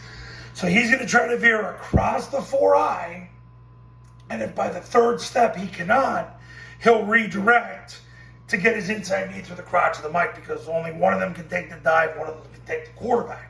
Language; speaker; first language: English; native; English